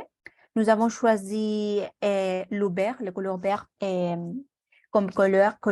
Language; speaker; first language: French; non-native, learner; Spanish